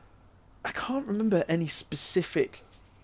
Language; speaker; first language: English; native; English